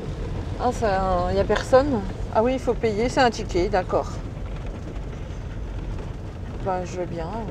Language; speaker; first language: French; native; French